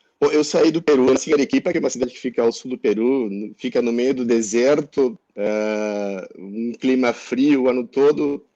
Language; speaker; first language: Portuguese; non-native, fluent; Spanish